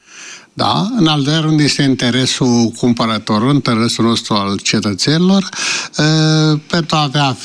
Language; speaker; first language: Romanian; native; Romanian